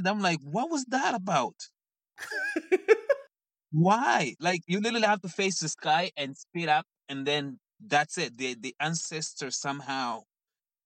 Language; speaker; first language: English; non-native, fluent; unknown